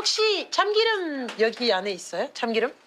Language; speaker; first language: Korean; non-native, learner; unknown